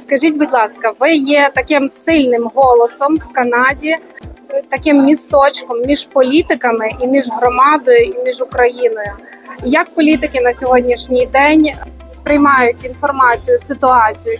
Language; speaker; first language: Ukrainian; native; Ukrainian